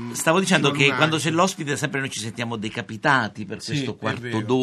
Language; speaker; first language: Italian; native; Italian